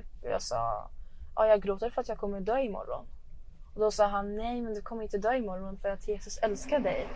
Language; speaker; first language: Swedish; early bilingual, other home language; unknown